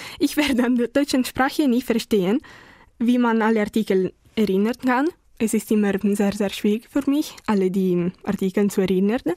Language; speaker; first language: German; non-native, learner; Italian